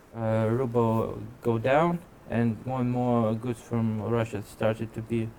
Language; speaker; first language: English; non-native, fluent; Russian